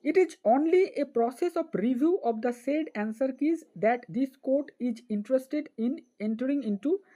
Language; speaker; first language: English; non-native, local second language; Bangla